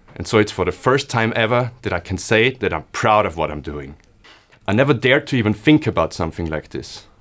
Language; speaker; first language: English; non-native, fluent; German